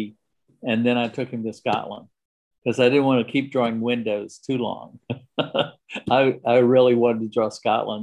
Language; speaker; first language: English; native; English